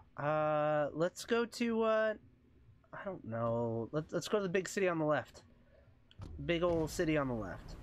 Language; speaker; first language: English; native; English